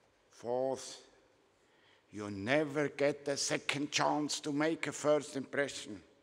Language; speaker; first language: English; non-native, fluent; German